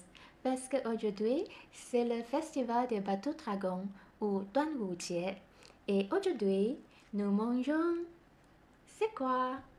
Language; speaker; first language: French; non-native, learner; Malay